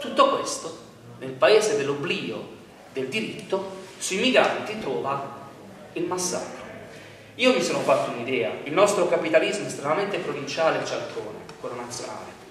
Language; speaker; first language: Italian; native; Italian